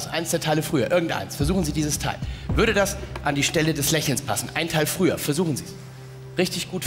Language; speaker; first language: German; native; German